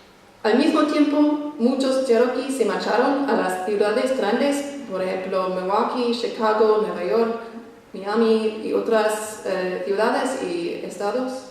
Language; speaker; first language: Spanish; non-native, fluent; English